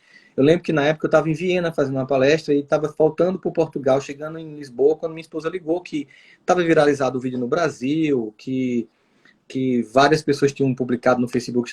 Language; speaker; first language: Portuguese; native; Portuguese